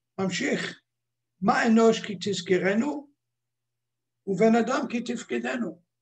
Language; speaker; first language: Hebrew; non-native, fluent; English